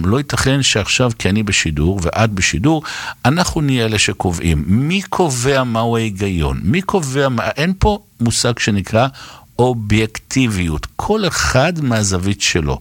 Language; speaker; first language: Hebrew; native; Hebrew